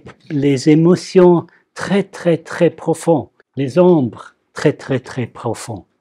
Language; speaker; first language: French; non-native, fluent; English